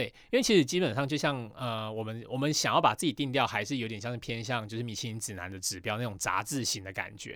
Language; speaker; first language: Chinese; native; Chinese